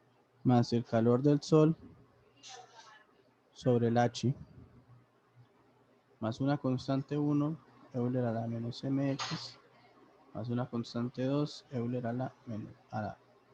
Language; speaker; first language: Spanish; native; Spanish